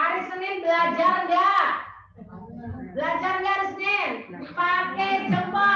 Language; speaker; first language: Indonesian; native; Indonesian